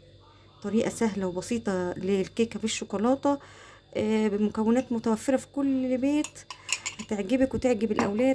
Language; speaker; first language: Arabic; native; Arabic